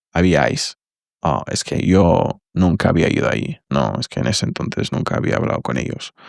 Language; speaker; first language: Spanish; non-native, fluent; English